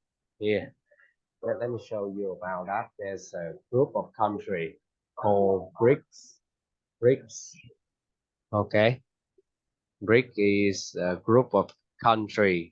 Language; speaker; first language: English; non-native, fluent; Vietnamese